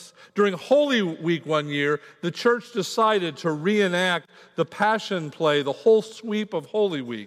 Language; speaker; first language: English; native; English